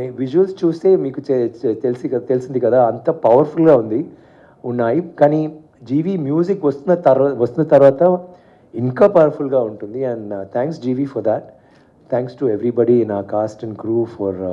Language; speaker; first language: Telugu; non-native, learner; Tamil